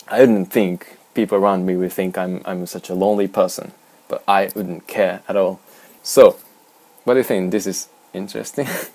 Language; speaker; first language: English; non-native, fluent; Japanese